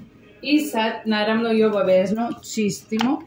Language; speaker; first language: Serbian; non-native, learner; Spanish